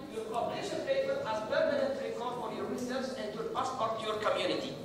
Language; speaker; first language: English; non-native, fluent; Arabic